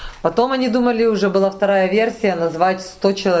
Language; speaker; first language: Russian; native; Russian